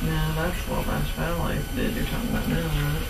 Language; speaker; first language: English; native; English